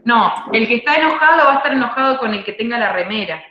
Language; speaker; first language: Spanish; native; Spanish